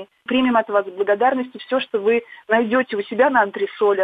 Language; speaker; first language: Russian; native; Russian